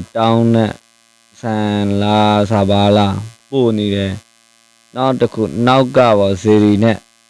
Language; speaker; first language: Burmese; non-native, local second language; Rohingya